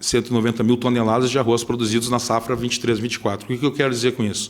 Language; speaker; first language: Portuguese; native; Portuguese